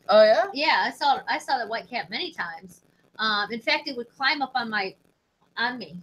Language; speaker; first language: English; native; English